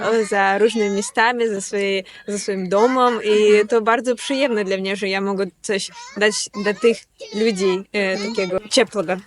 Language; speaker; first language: Polish; non-native, learner; Russian